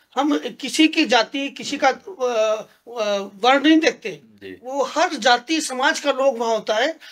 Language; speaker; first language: Hindi; native; Hindi